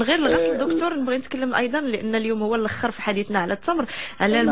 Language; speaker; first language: Arabic; native; Arabic